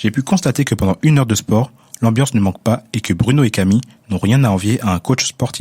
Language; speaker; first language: French; native; French